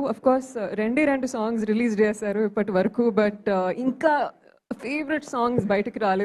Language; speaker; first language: Telugu; early bilingual, heritage; Telugu